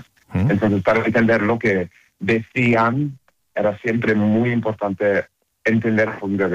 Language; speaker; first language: Spanish; non-native, learner; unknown